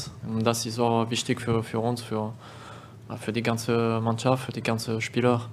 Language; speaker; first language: German; non-native, learner; French